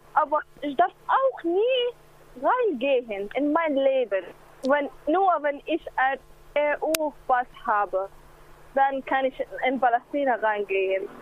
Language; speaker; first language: German; non-native, learner; Arabic